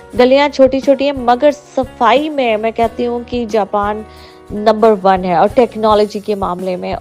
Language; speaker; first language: Hindi; native; Hindi